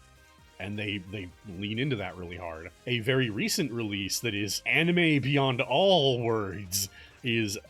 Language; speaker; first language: English; native; English